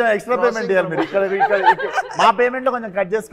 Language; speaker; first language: Telugu; native; Telugu